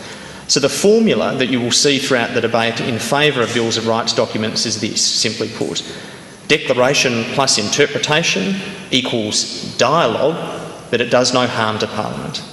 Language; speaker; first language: English; native; English